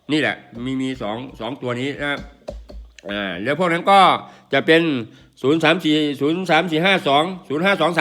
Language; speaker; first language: Thai; non-native, local second language; Northeastern Thai